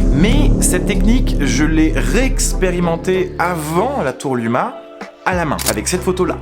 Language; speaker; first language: French; native; French